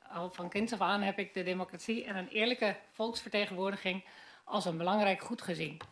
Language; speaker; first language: Dutch; native; Dutch